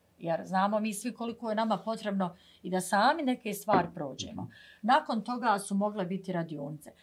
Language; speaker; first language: Bosnian; native; Bosnian